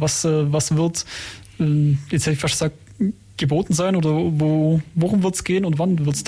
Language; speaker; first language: German; native; German